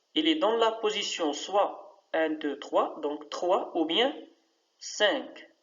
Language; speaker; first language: French; non-native, local second language; Arabic